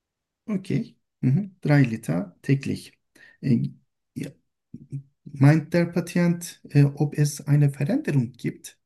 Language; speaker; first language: German; non-native, learner; Turkish